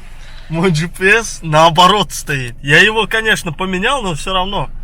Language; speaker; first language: Russian; non-native, fluent; Turkmen